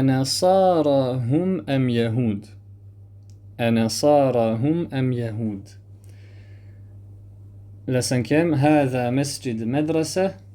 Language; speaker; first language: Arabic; non-native, fluent; French